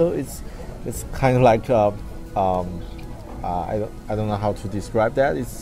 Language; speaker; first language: English; non-native, fluent; Chinese